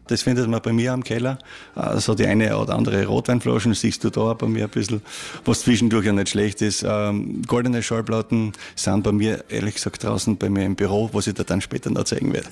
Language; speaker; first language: German; native; German